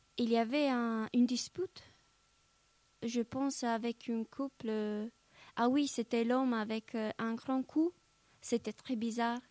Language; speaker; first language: French; non-native, learner; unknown